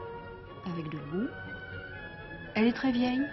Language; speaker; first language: French; native; French